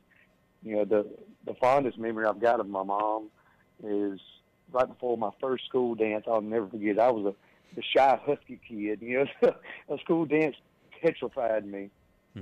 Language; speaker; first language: English; native; English